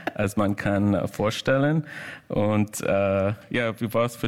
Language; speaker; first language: German; non-native, learner; English